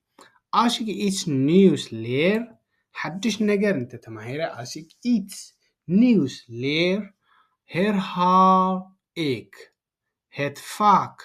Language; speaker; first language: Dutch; non-native, learner; Tigrinya